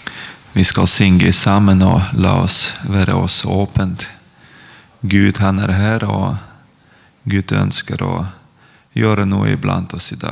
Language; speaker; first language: Norwegian; non-native, fluent; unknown